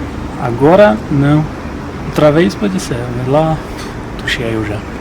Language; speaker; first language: Portuguese; non-native, learner; Dutch